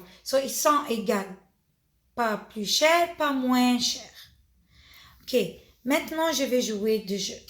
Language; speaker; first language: French; non-native, fluent; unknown